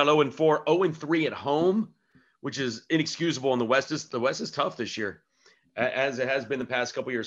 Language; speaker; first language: English; native; English